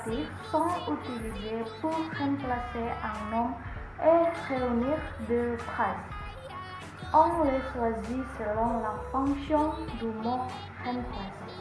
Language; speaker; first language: French; non-native, learner; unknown